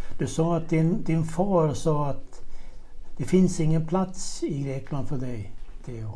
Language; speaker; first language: Swedish; native; Swedish